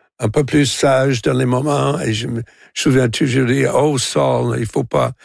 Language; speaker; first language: French; non-native, local second language; English